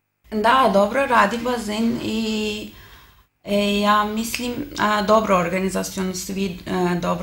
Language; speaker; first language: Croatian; non-native, learner; Turkish